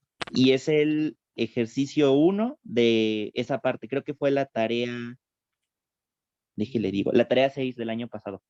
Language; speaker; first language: Spanish; native; Spanish